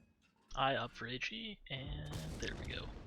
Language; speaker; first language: English; native; English